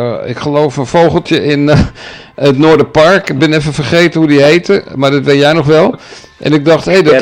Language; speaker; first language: Dutch; native; Dutch